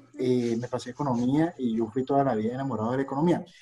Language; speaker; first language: Spanish; native; Spanish